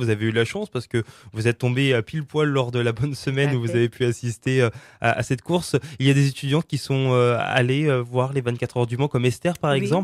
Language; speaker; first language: French; native; French